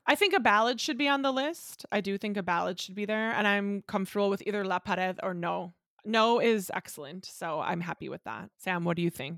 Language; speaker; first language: English; native; English